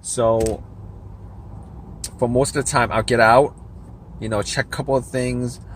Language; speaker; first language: English; native; English